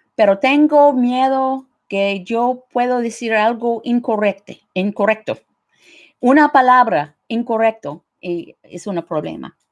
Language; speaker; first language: Spanish; non-native, learner; English